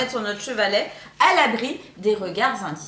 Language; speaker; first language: French; native; French